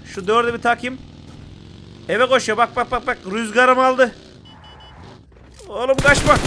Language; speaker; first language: Turkish; native; Turkish